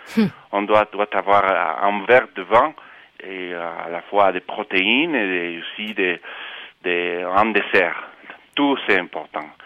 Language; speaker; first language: French; non-native, fluent; Spanish